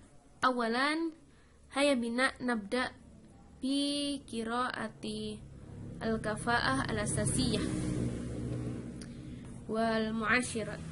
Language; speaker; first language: Arabic; non-native, fluent; Indonesian